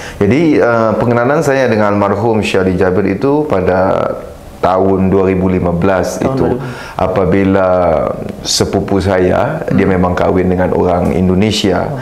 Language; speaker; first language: Malay; native; Malay